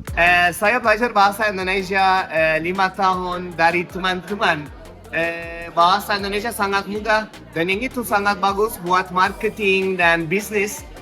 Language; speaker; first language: Indonesian; non-native, learner; Turkish